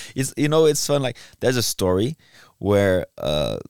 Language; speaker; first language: English; non-native, fluent; Portuguese